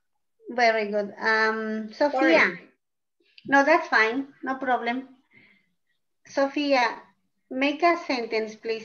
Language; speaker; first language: English; non-native, fluent; Spanish